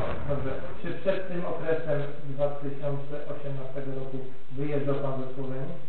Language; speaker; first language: Polish; native; Polish